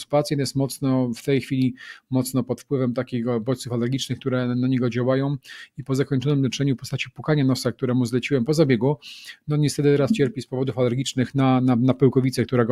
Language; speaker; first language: Polish; native; Polish